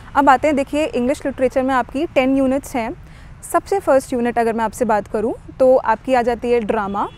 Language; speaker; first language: Hindi; native; Hindi